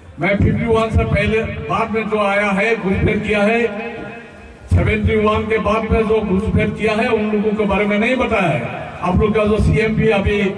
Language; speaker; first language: Hindi; non-native, local second language; Assamese